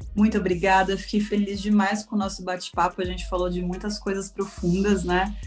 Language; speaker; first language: Portuguese; native; Portuguese